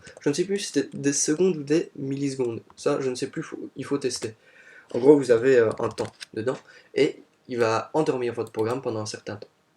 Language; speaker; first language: French; native; French